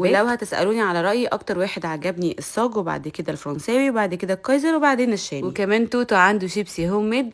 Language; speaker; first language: Arabic; native; Arabic